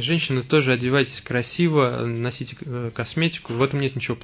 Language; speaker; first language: Russian; native; Russian